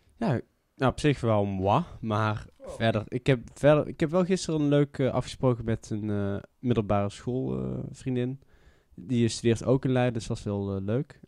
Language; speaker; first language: Dutch; native; Dutch